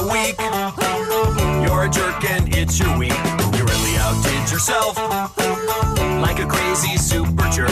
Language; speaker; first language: English; non-native, fluent; Spanish